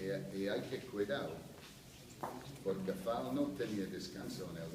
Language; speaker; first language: Spanish; non-native, fluent; English